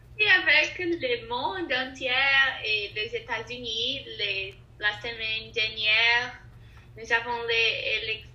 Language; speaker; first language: French; non-native, learner; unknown